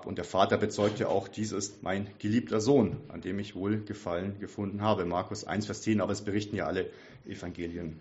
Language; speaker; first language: German; native; German